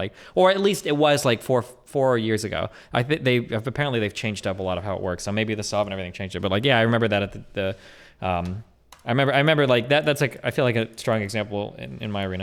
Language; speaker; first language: English; native; English